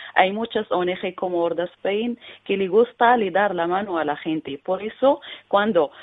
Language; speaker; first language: Spanish; non-native, learner; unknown